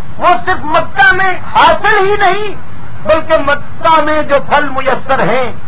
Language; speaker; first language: Urdu; native; Urdu